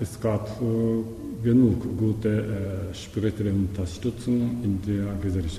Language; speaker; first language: German; non-native, learner; Japanese